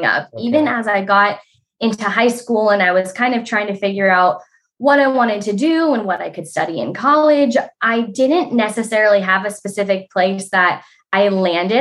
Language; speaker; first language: English; native; English